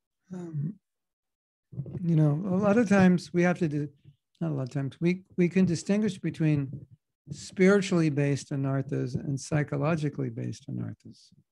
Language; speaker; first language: English; native; English